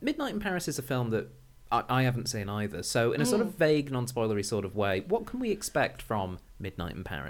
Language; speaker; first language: English; native; English